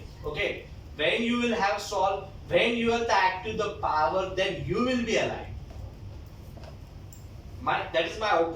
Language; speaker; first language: English; non-native, local second language; Marathi